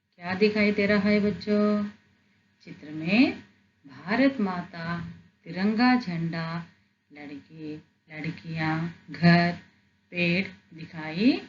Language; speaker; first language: Hindi; non-native, local second language; Telugu